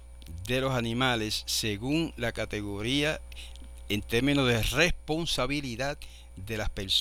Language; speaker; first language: Spanish; native; Spanish